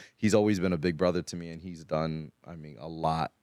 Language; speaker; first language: English; native; English